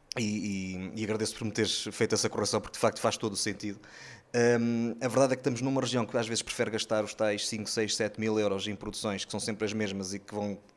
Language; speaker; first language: Portuguese; native; Portuguese